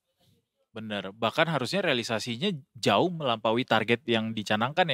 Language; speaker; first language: Indonesian; native; Indonesian